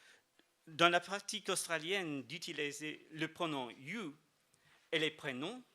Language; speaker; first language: French; non-native, fluent; English